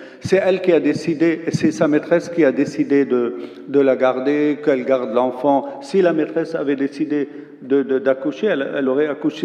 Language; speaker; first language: French; non-native, local second language; Arabic